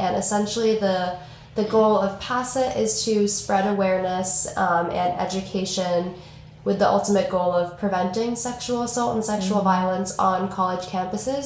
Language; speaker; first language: English; native; English